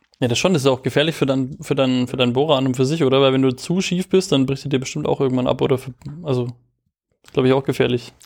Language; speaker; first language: German; native; German